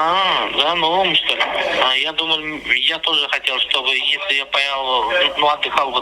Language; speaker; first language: Russian; non-native, learner; Turkmen